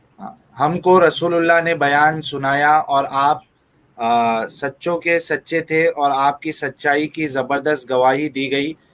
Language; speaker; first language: Hindi; native; Hindi